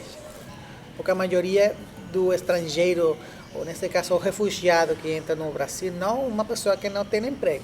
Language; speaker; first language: Portuguese; non-native, fluent; Spanish